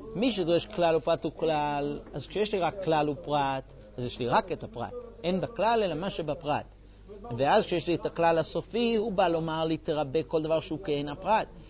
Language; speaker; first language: Hebrew; non-native, fluent; English